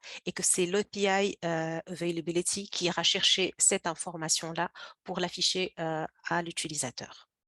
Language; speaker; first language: French; native; French